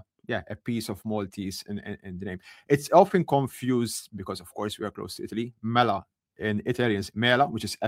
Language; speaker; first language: English; non-native, local second language; Maltese